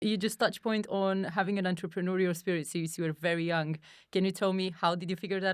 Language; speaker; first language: English; non-native, fluent; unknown